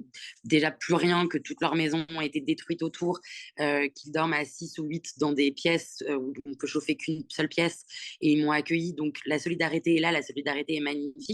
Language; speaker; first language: French; native; French